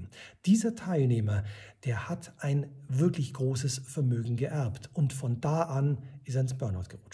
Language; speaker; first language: German; native; German